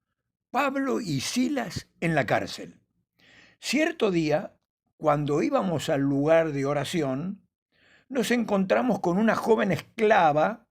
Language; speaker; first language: Spanish; native; Spanish